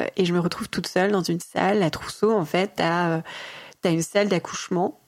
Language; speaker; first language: French; native; French